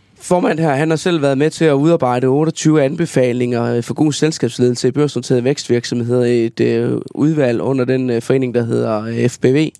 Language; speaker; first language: Danish; native; Danish